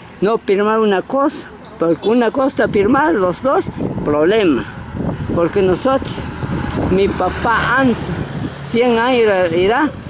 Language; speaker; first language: Spanish; non-native, local second language; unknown